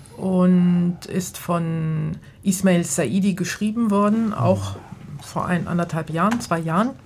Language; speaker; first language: German; native; German